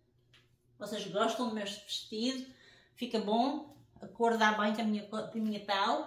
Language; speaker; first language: Portuguese; non-native, learner; English